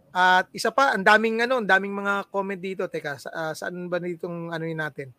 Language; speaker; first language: Filipino; non-native, local second language; Cebuano